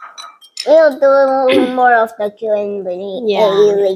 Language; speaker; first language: English; non-native, local second language; Cantonese